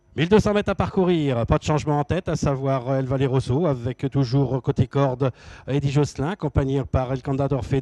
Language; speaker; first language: French; native; French